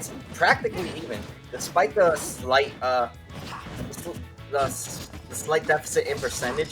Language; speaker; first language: English; native; English